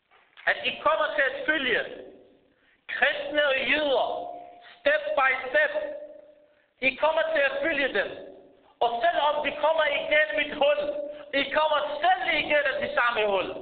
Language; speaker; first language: Danish; early bilingual, other home language; Arabic